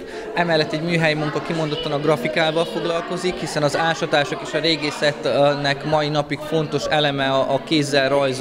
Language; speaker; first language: Hungarian; native; Hungarian